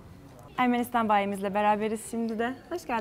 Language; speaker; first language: Turkish; native; Turkish